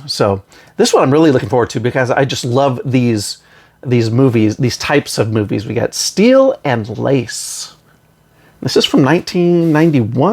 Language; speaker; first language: English; native; English